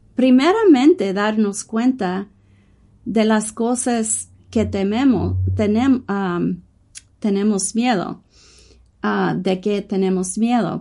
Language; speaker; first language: Spanish; non-native, learner; English